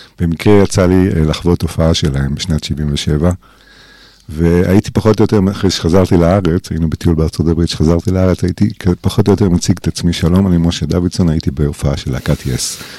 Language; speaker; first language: Hebrew; early bilingual, other home language; English